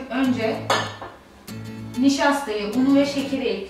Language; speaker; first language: Turkish; native; Turkish